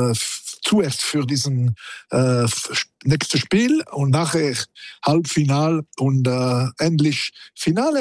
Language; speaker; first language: German; non-native, local second language; French